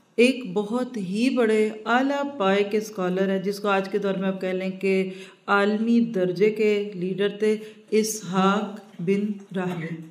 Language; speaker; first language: Urdu; early bilingual, heritage; Urdu